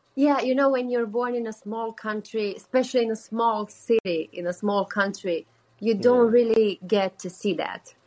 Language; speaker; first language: English; non-native, fluent; Romanian